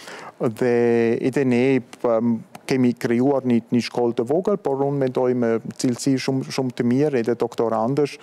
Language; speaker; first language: Albanian; non-native, fluent; German